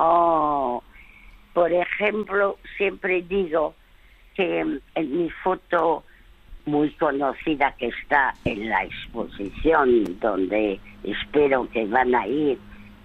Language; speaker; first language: Spanish; early bilingual, other home language; French